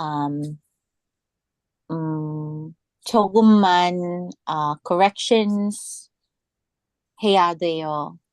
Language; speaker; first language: Korean; non-native, learner; English